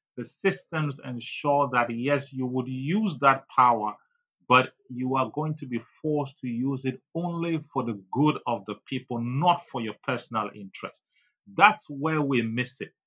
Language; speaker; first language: English; non-native, local second language; Ewe